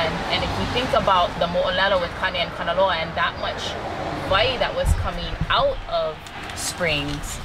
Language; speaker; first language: English; native; English